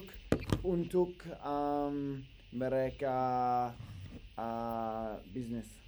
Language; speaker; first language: Indonesian; non-native, learner; English